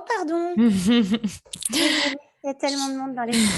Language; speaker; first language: French; native; French